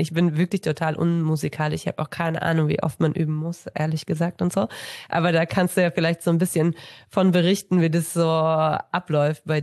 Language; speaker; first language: German; native; German